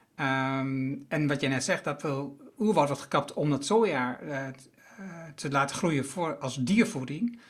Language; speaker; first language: Dutch; native; Dutch